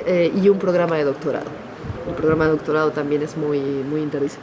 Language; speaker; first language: Spanish; native; Spanish